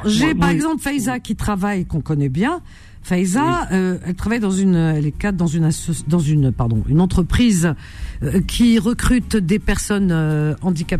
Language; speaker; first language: French; native; French